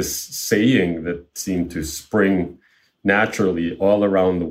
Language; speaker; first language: English; non-native, local second language; Filipino